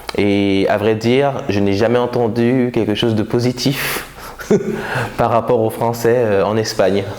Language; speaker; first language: French; native; French